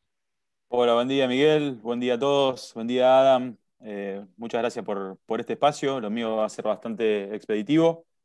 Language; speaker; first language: Spanish; native; Spanish